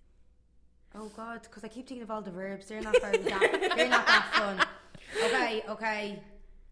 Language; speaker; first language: English; native; English